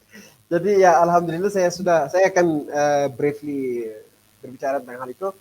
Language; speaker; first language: Indonesian; non-native, fluent; Arabic